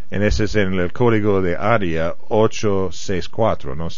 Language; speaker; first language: Spanish; non-native, fluent; English